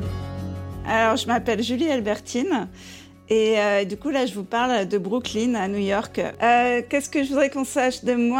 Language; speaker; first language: French; native; French